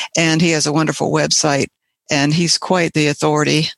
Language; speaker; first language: English; native; English